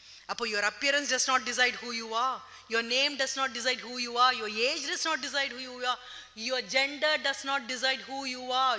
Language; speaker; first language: English; non-native, local second language; Tamil